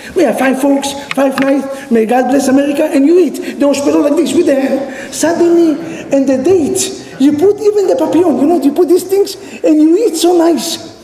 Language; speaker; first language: English; non-native, fluent; Hebrew